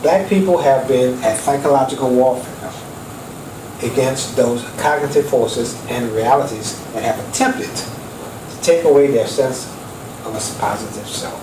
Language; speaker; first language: English; native; English